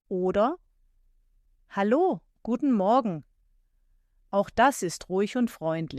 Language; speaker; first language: German; native; German